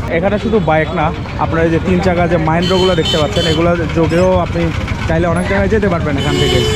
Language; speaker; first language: Bangla; native; Bangla